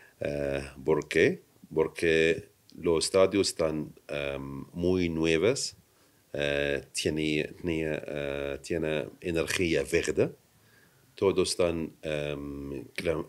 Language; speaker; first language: Spanish; non-native, learner; Arabic